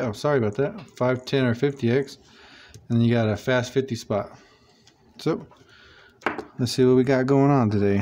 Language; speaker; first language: English; native; English